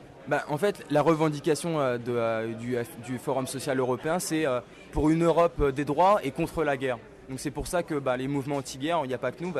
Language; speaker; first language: French; native; French